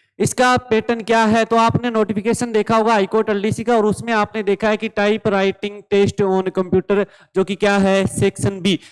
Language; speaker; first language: Hindi; native; Hindi